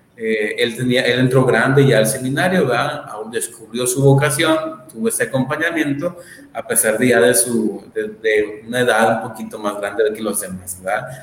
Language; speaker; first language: Spanish; native; Spanish